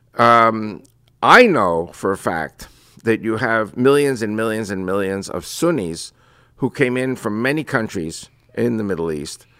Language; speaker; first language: English; early bilingual, other home language; Spanish